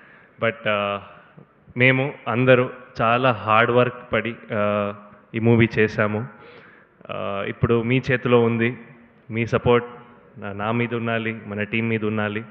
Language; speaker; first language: Telugu; non-native, learner; Kannada